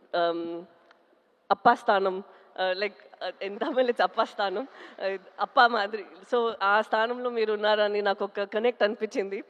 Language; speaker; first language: Telugu; non-native, local second language; Tamil